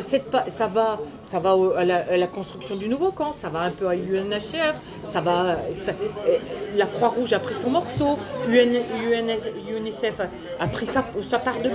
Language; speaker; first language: French; native; French